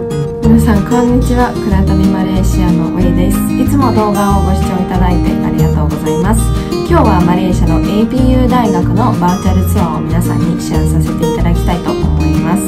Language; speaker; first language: Japanese; non-native, fluent; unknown